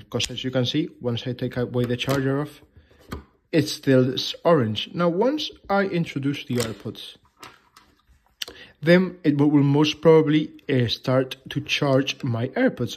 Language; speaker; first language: English; non-native, fluent; Spanish